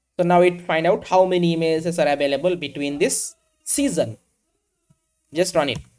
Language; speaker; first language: English; non-native, local second language; Bangla